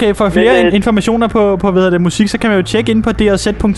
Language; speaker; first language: Danish; native; Danish